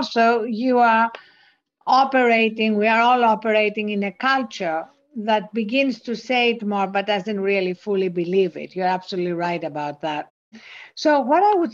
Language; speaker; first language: English; non-native, fluent; Greek